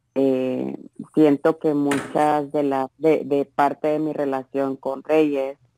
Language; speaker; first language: Spanish; native; Spanish